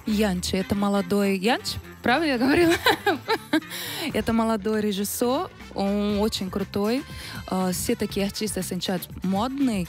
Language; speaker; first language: Russian; non-native, learner; Portuguese